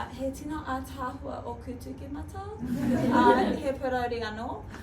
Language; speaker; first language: Māori; non-native, local second language; English